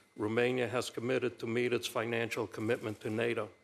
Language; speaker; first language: English; early bilingual, other home language; Romanian